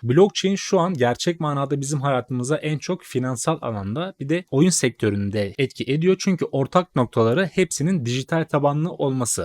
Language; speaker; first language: Turkish; native; Turkish